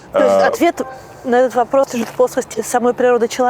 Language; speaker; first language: Russian; native; Russian